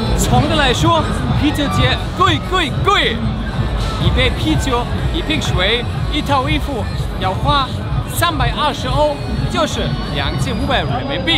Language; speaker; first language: Chinese; non-native, fluent; German